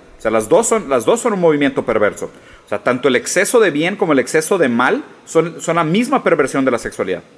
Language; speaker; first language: Spanish; early bilingual, other home language; Portuguese